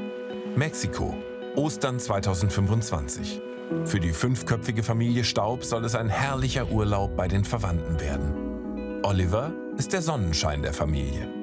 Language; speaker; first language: German; native; German